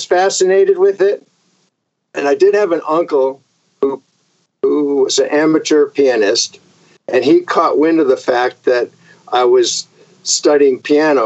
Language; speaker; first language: English; native; English